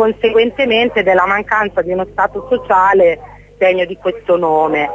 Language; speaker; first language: Italian; native; Italian